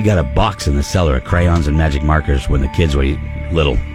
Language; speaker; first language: English; native; English